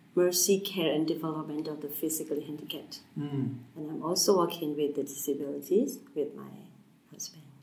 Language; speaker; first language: English; non-native, fluent; Burmese